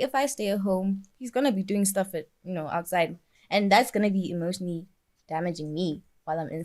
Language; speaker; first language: English; non-native, local second language; Swati